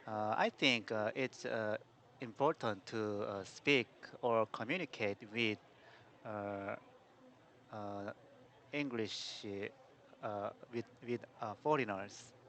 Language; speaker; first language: English; non-native, learner; Korean